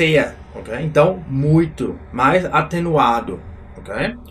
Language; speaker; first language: Portuguese; non-native, fluent; German